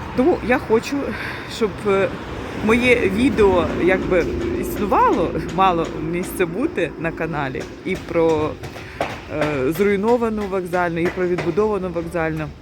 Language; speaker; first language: Ukrainian; native; Ukrainian